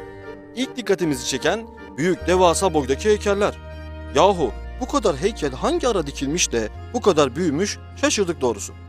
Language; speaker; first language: Turkish; native; Turkish